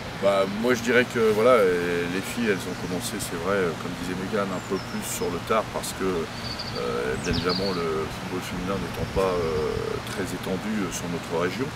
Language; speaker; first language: French; native; French